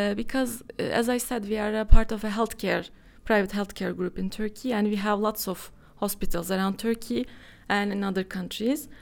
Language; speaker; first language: English; non-native, fluent; Turkish